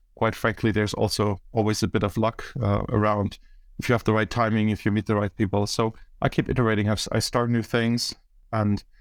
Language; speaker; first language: English; early bilingual, other home language; German